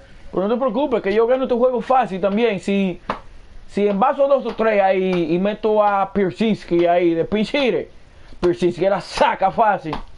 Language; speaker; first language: Spanish; early bilingual, heritage; Spanish